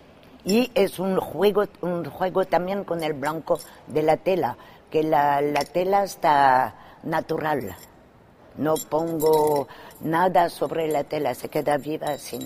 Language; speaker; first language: Spanish; non-native, fluent; French